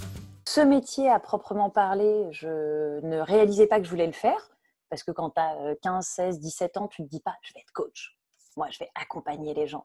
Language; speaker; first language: French; native; French